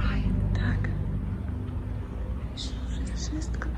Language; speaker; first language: Polish; non-native, learner; Ukrainian